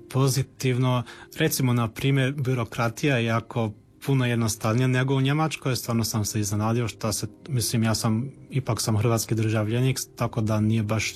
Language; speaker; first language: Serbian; early bilingual, heritage; Croatian